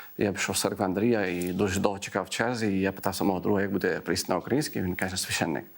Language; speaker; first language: Ukrainian; non-native, fluent; Greek